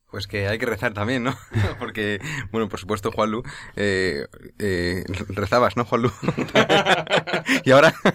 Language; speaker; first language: Spanish; native; Spanish